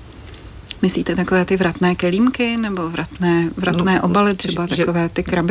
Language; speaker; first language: Czech; native; Czech